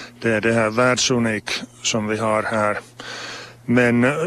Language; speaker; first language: Swedish; non-native, local second language; Finnish